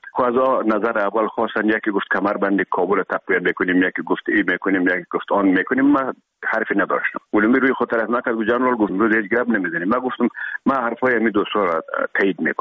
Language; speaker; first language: Persian; native; Persian